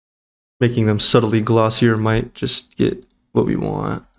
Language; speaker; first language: English; native; English